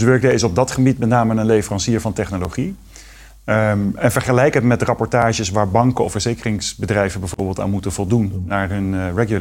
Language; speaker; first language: Dutch; native; Dutch